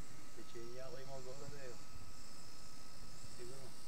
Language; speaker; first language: Bulgarian; native; Bulgarian